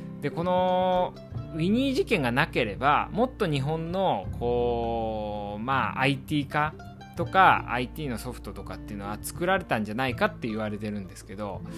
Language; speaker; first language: Japanese; native; Japanese